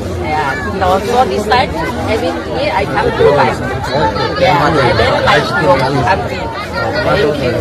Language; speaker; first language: English; non-native, learner; Malay